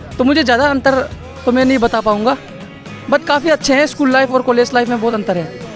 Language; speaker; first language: Hindi; non-native, local second language; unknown